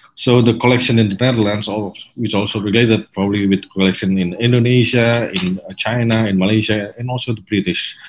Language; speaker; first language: English; non-native, fluent; Indonesian